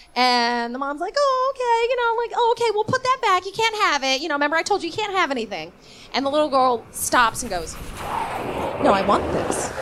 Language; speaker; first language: English; native; English